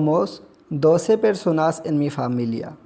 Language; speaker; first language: Spanish; non-native, learner; Urdu